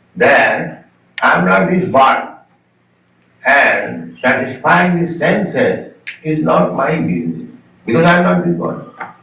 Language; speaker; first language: English; non-native, local second language; Bangla